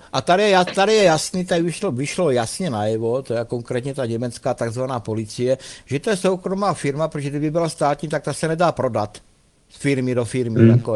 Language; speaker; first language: Czech; native; Czech